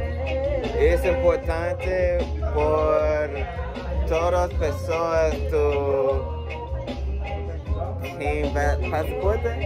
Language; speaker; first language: Portuguese; non-native, learner; English